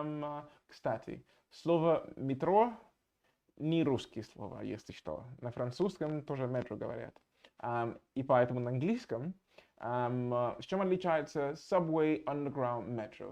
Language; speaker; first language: Russian; non-native, fluent; English